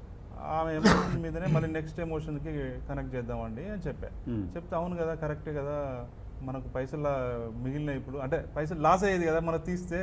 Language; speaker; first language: Telugu; native; Telugu